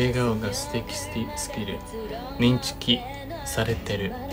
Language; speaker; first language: Japanese; non-native, fluent; Chinese